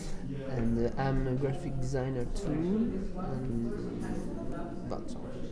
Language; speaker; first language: English; non-native, learner; French